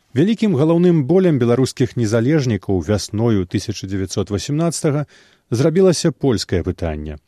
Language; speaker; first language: Belarusian; native; Belarusian